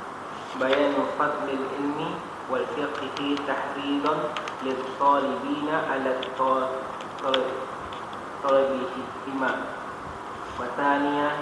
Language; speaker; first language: Arabic; non-native, learner; Indonesian